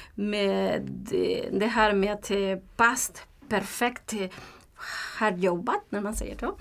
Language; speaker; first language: Swedish; non-native, fluent; Spanish